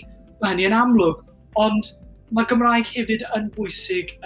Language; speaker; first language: Welsh; native; Welsh